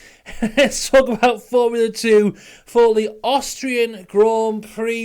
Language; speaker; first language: English; native; English